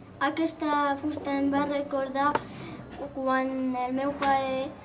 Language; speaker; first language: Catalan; early bilingual, other home language; Arabic